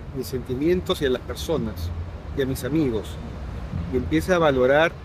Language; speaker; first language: Spanish; native; Spanish